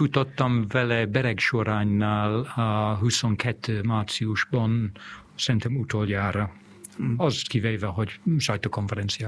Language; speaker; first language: Hungarian; non-native, fluent; English